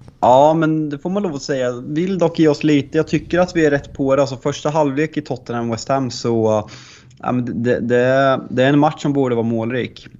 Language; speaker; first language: Swedish; native; Swedish